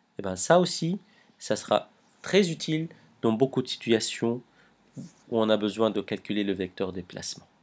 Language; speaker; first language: French; non-native, local second language; Arabic